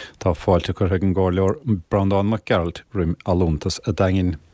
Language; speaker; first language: Irish; native; Irish